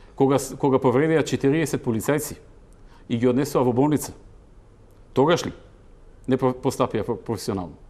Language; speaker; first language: Macedonian; native; Macedonian